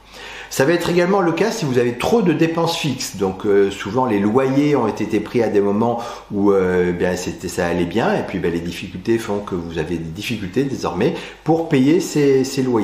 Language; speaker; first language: French; native; French